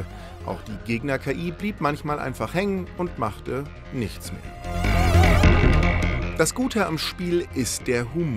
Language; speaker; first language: German; native; German